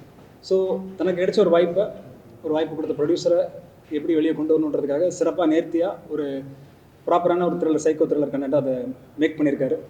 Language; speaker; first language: Tamil; native; Tamil